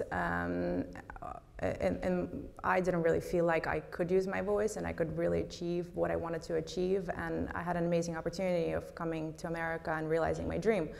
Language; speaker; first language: English; non-native, fluent; Russian